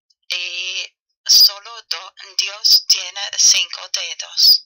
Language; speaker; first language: Spanish; non-native, fluent; German